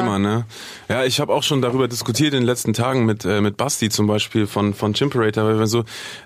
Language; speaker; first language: German; native; German